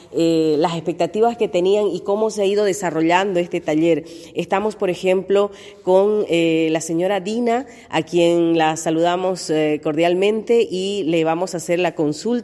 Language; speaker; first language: Spanish; native; Spanish